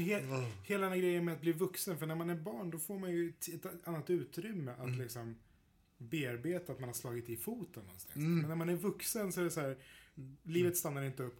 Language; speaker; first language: Swedish; native; Swedish